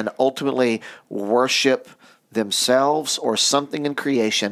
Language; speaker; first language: English; native; English